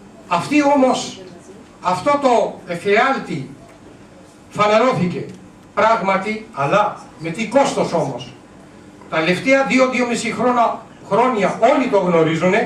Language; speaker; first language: Greek; non-native, learner; Urdu